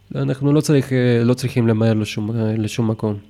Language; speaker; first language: Hebrew; non-native, fluent; Spanish